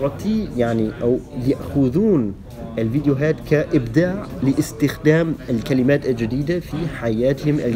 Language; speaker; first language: Arabic; non-native, learner; German